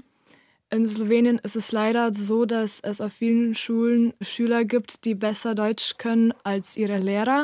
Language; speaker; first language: German; non-native, fluent; Slovenian